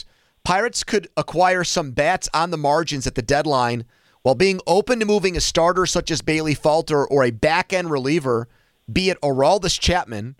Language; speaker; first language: English; native; English